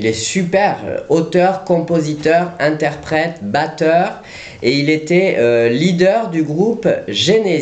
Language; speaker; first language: French; native; French